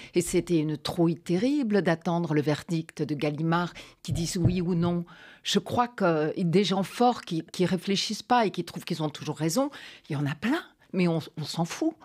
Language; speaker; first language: French; native; French